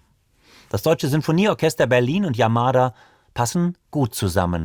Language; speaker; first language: German; native; German